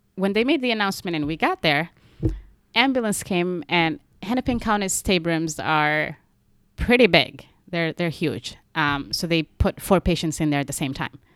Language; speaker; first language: English; non-native, local second language; Somali